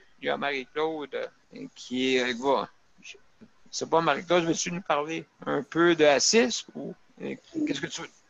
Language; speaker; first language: French; native; French